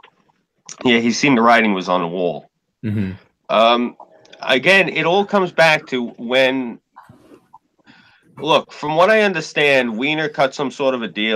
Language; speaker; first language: English; native; English